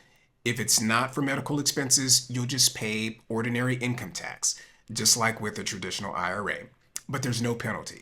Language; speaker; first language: English; native; English